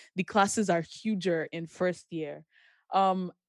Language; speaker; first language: English; non-native, local second language; Yoruba